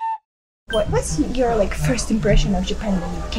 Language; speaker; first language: English; non-native, fluent; Russian